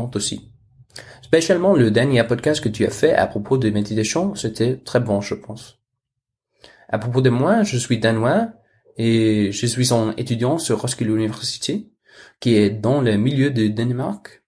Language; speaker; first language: French; non-native, learner; Danish